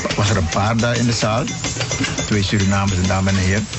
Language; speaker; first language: Dutch; non-native, local second language; English